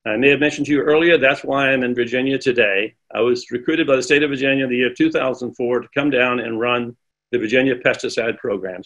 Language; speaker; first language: English; native; English